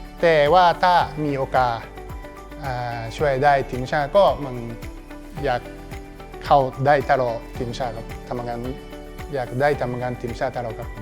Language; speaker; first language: Thai; non-native, learner; Japanese